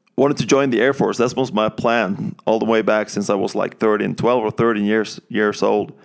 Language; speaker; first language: English; non-native, fluent; Norwegian